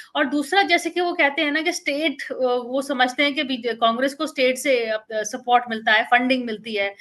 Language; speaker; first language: Hindi; native; Hindi